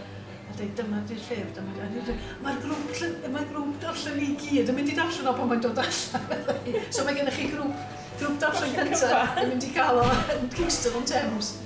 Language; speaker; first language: Welsh; non-native, local second language; English